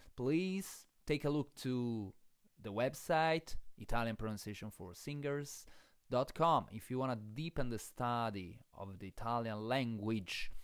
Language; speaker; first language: English; non-native, fluent; Italian